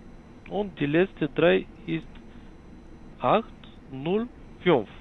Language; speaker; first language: German; non-native, learner; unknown